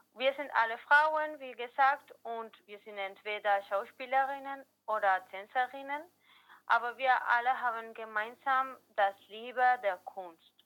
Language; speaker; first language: German; non-native, learner; Spanish